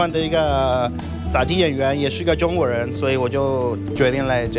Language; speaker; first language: Chinese; non-native, fluent; Spanish